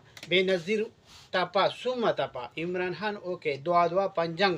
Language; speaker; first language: Indonesian; non-native, learner; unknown